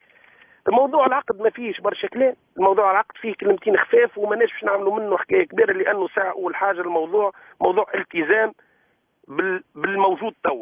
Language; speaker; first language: Arabic; native; Arabic